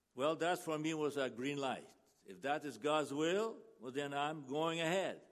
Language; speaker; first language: English; early bilingual, other home language; Ukrainian